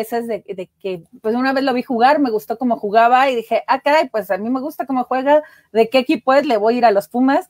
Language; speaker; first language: Spanish; native; Spanish